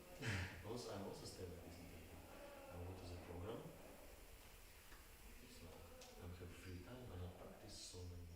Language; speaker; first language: English; non-native, learner; Russian